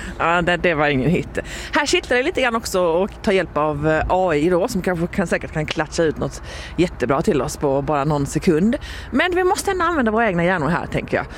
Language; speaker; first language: Swedish; native; Swedish